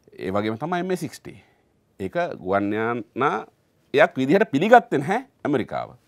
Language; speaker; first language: Sinhala; native; Sinhala